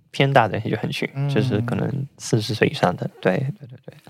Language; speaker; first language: Chinese; non-native, fluent; Russian